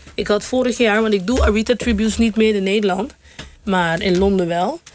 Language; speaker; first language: Dutch; non-native, local second language; English